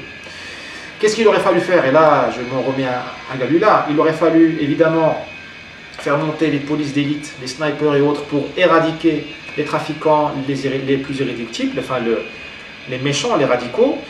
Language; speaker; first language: French; non-native, local second language; Arabic